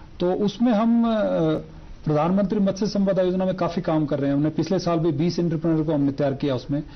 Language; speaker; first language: Hindi; non-native, local second language; Ladakhi